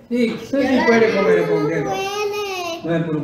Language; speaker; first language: Spanish; non-native, learner; Japanese